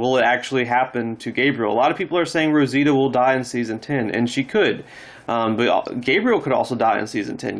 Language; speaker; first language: English; native; English